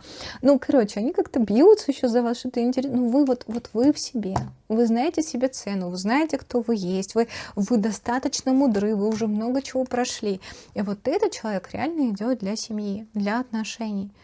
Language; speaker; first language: Russian; native; Russian